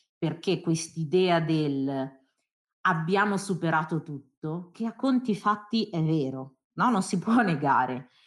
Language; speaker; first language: Italian; early bilingual, other home language; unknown